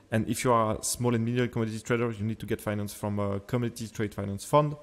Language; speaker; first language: English; non-native, fluent; French